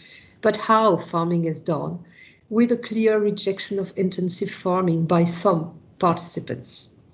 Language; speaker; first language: English; non-native, fluent; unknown